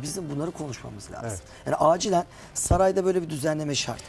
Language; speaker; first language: Turkish; native; Turkish